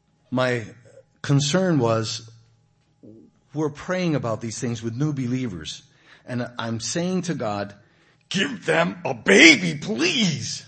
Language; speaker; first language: English; native; English